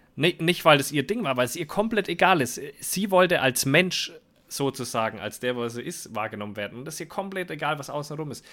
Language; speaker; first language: German; native; German